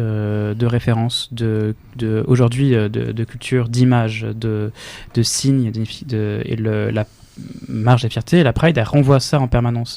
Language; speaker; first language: French; native; French